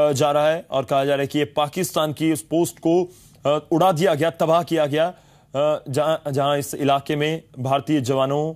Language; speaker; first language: Hindi; native; Hindi